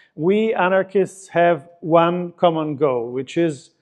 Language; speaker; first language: English; non-native, fluent; Italian